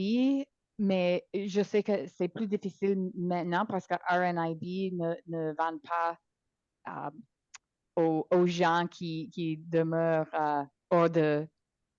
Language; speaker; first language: French; non-native, local second language; English